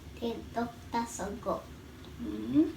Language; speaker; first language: Swedish; early bilingual, other home language; Thai